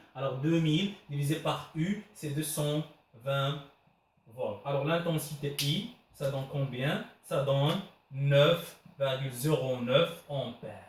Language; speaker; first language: French; non-native, local second language; Arabic